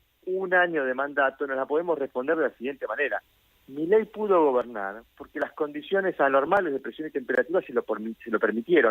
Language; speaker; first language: Spanish; native; Spanish